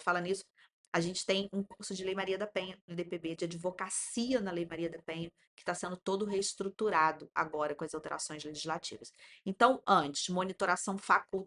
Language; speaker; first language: Portuguese; native; Portuguese